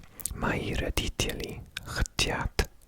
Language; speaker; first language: Russian; non-native, learner; English